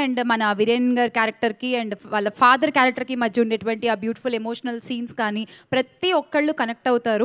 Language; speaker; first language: Telugu; native; Telugu